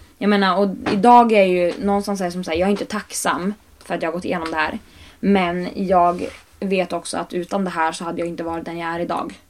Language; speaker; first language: Swedish; native; Swedish